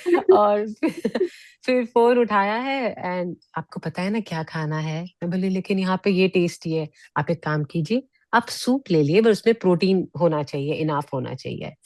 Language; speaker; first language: Hindi; native; Hindi